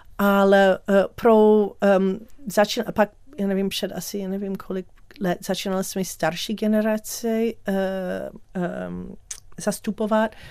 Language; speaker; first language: Czech; non-native, learner; English